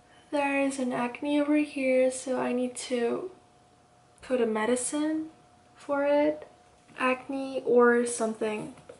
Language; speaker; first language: English; non-native, learner; Korean